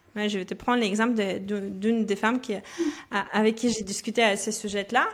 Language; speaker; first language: French; non-native, fluent; Russian